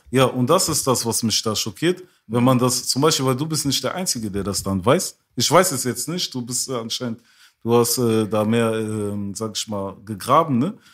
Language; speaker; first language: German; early bilingual, other home language; French